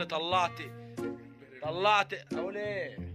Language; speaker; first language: Arabic; native; Arabic